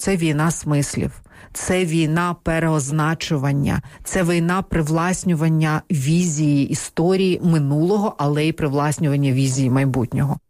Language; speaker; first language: Ukrainian; non-native, local second language; Russian